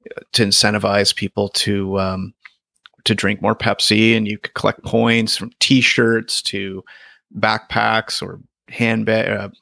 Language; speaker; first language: English; native; English